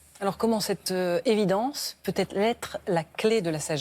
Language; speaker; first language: French; native; French